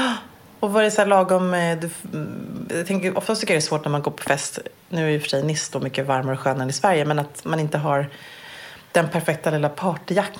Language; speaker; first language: Swedish; native; Swedish